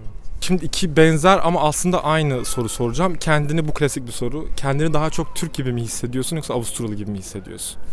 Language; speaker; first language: Turkish; native; Turkish